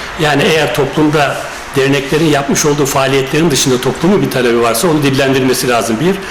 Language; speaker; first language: Turkish; native; Turkish